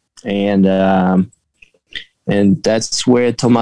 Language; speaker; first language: English; non-native, fluent; Portuguese